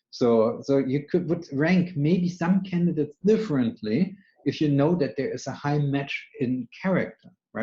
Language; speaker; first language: English; non-native, fluent; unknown